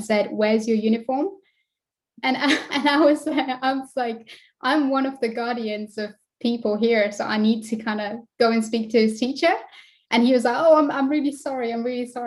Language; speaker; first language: English; native; English